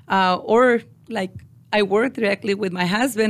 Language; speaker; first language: English; non-native, fluent; Spanish